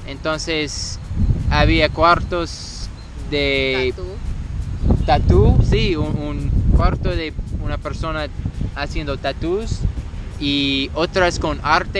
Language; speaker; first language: Spanish; non-native, learner; English